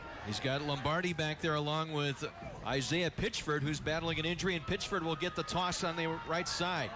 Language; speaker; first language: English; native; English